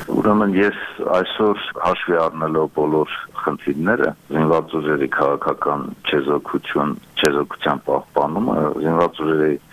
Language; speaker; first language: Armenian; native; Armenian